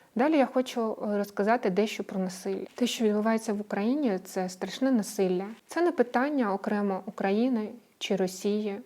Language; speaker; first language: Ukrainian; non-native, local second language; Russian